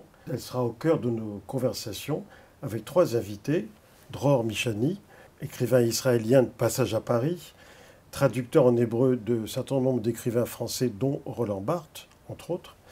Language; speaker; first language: French; native; French